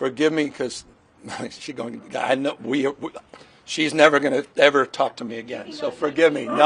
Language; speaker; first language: English; native; English